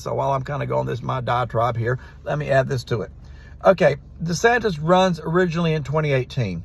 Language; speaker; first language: English; native; English